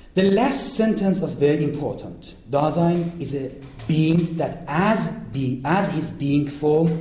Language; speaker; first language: English; non-native, fluent; Persian